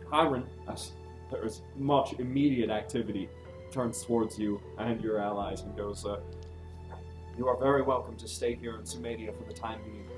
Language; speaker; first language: English; native; English